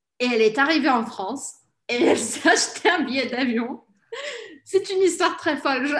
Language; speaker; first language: French; early bilingual, heritage; Portuguese